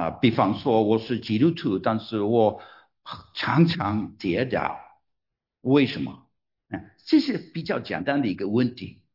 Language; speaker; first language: Chinese; non-native, fluent; English